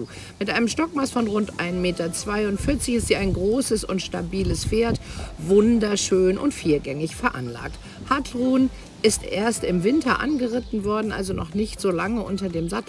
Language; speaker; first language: German; native; German